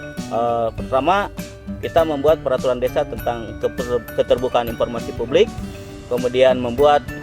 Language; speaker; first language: Indonesian; non-native, local second language; Sundanese